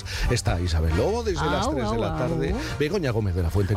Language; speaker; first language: Spanish; native; Spanish